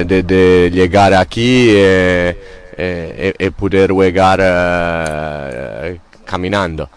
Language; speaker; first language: Spanish; non-native, learner; Italian